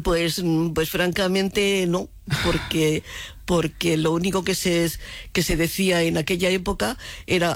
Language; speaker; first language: Spanish; native; Spanish